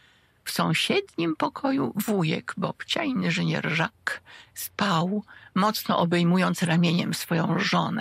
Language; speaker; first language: Polish; native; Polish